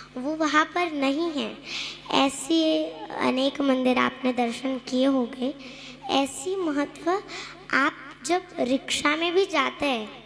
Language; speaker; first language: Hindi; non-native, local second language; Marathi